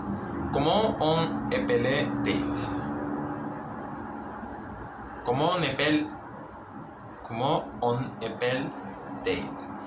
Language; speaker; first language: French; non-native, learner; Spanish